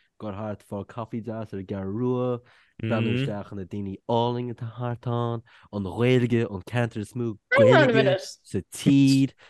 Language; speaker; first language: Irish; native; Irish